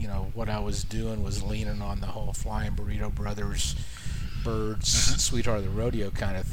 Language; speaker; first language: English; native; English